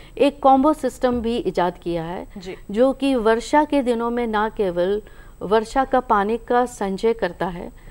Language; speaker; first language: Hindi; native; Hindi